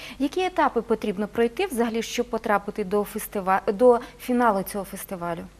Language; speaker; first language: Ukrainian; non-native, local second language; Russian